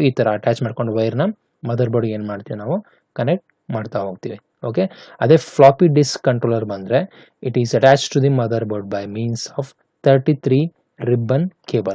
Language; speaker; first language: Kannada; native; Kannada